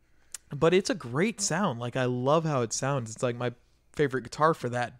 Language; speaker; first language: English; native; English